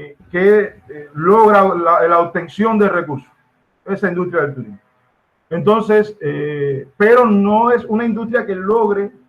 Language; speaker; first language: Spanish; native; Spanish